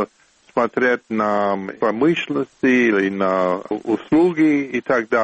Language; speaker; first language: Russian; non-native, fluent; English